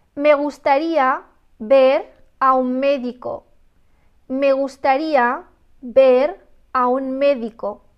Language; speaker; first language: Spanish; non-native, fluent; Arabic